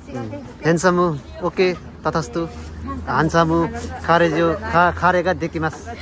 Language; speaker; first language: Japanese; non-native, learner; Nepali